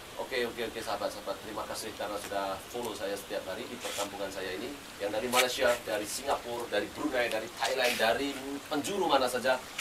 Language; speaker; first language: Indonesian; non-native, local second language; Javanese